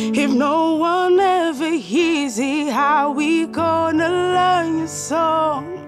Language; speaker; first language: English; native; English